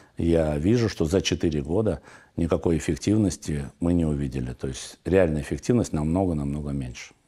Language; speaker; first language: Russian; non-native, local second language; Armenian